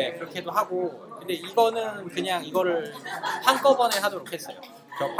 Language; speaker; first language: Korean; native; Korean